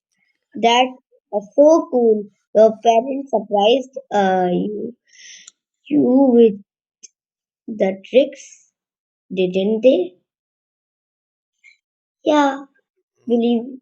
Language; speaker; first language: English; non-native, learner; Hindi